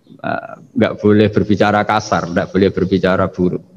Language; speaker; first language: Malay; non-native, local second language; Javanese